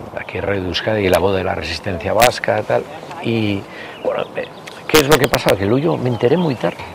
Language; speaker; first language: Spanish; native; Spanish